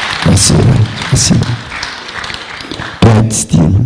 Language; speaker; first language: Russian; non-native, local second language; Tuvinian